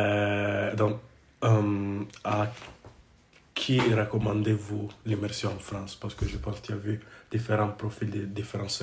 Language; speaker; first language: French; non-native, learner; English